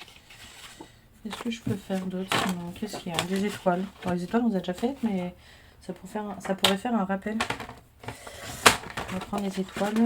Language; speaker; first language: French; native; French